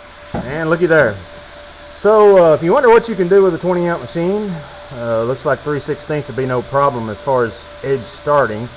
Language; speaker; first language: English; native; English